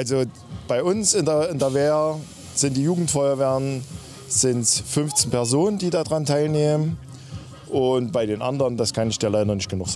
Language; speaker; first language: German; native; German